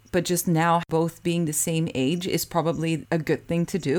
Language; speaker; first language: English; early bilingual, other home language; Japanese